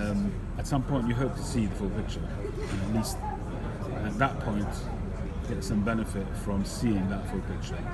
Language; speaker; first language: English; native; English